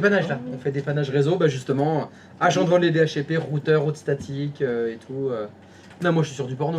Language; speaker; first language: French; native; French